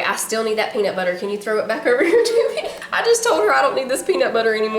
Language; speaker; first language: English; native; English